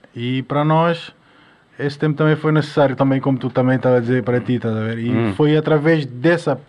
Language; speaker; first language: Portuguese; non-native, local second language; Kabuverdianu